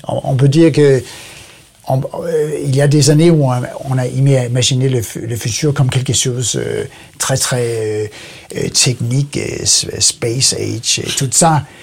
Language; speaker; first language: French; non-native, learner; Danish